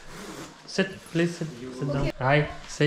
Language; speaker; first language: English; non-native, learner; Urdu